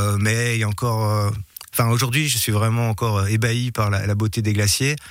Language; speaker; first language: French; native; French